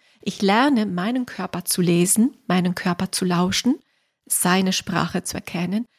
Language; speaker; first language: German; non-native, fluent; Italian